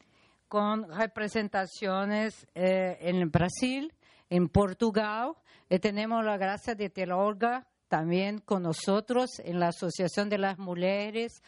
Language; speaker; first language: Spanish; non-native, learner; Portuguese